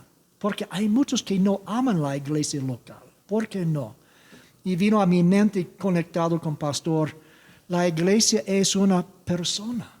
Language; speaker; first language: Spanish; non-native, learner; English